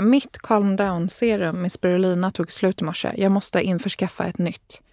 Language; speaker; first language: Swedish; native; Swedish